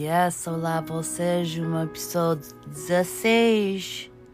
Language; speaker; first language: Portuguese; early bilingual, heritage; Portuguese